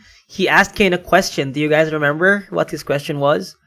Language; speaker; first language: English; non-native, local second language; Filipino